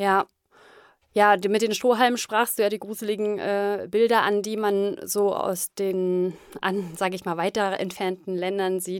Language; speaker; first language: German; native; German